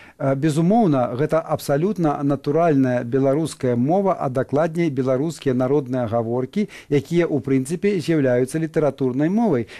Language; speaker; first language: Belarusian; native; Belarusian